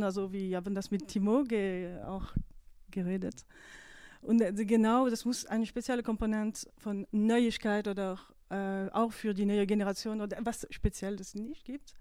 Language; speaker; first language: German; non-native, fluent; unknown